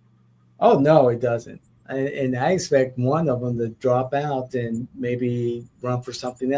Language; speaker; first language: English; native; English